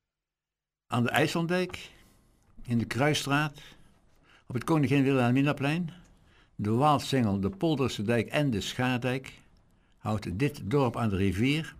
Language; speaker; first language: Dutch; native; Dutch